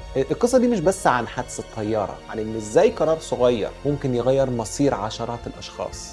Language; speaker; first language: Arabic; native; Arabic